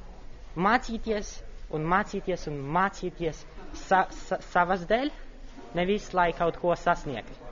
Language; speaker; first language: Latvian; non-native, local second language; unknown